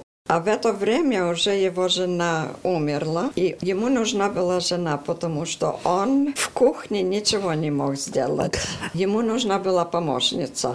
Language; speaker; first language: Russian; early bilingual, heritage; Russian